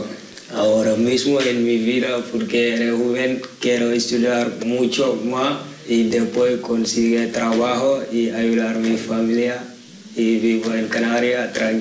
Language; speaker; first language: Spanish; non-native, learner; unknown